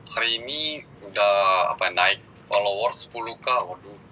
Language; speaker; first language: Indonesian; early bilingual, other home language; Korean